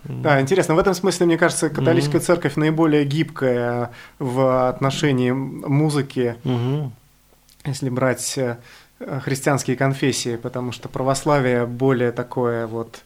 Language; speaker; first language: Russian; native; Russian